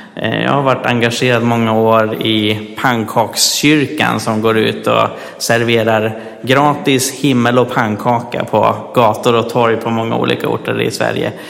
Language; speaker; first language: Swedish; native; Swedish